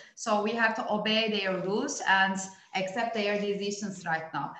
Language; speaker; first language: English; non-native, fluent; Turkish